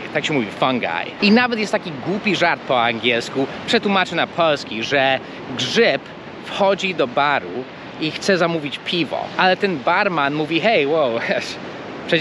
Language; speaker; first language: Polish; early bilingual, heritage; Polish